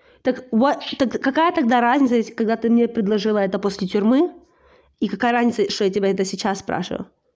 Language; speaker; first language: Russian; early bilingual, heritage; Russian